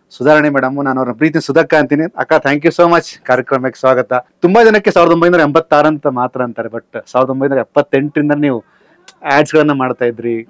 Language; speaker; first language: Kannada; native; Kannada